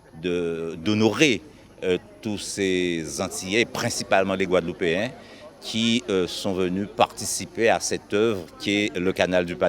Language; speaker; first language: French; native; French